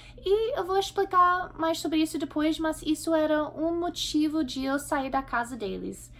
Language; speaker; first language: Portuguese; non-native, fluent; English